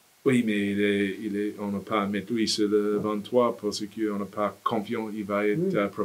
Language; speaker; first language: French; non-native, fluent; English